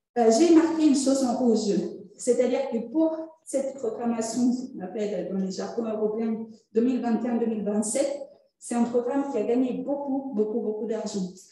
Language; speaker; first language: French; non-native, fluent; Italian